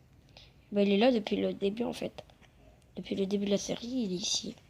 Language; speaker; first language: French; native; French